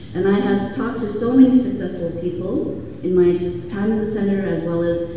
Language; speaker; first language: English; native; English